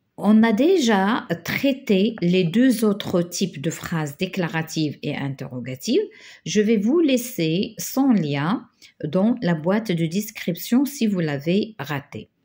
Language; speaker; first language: French; non-native, local second language; Arabic